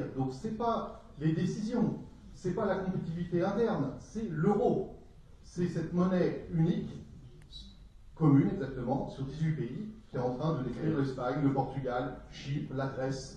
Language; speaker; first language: French; native; French